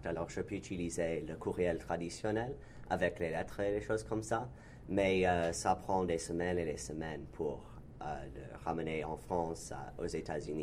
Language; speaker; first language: French; non-native, learner; English